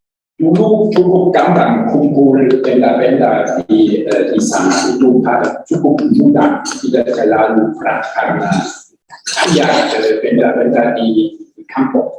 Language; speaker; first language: Indonesian; non-native, learner; German